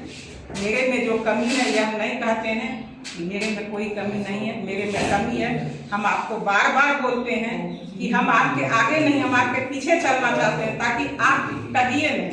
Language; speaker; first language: Hindi; native; Hindi